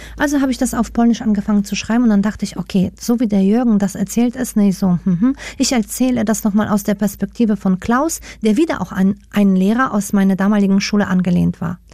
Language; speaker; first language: German; non-native, fluent; Polish